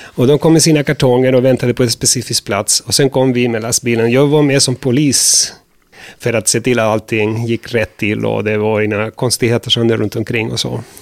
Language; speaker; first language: Swedish; non-native, fluent; Spanish